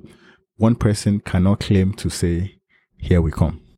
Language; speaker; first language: English; non-native, local second language; Yoruba